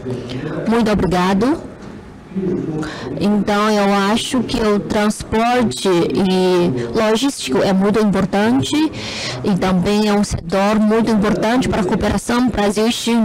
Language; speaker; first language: Portuguese; non-native, fluent; Chinese